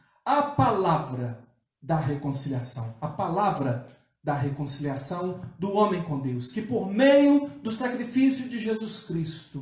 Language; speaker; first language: Portuguese; native; Portuguese